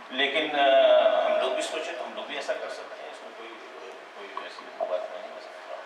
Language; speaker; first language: Urdu; native; Urdu